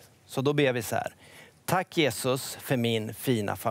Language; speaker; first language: Swedish; native; Swedish